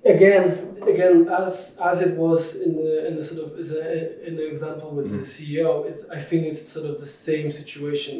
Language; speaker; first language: English; non-native, fluent; Polish